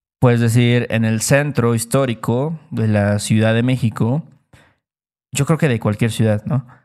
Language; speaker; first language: Spanish; native; Spanish